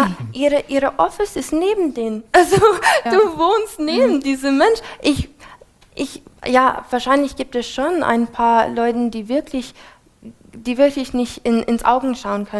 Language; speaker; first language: German; non-native, fluent; English